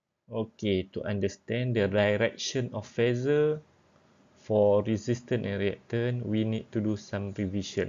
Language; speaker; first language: English; non-native, local second language; Malay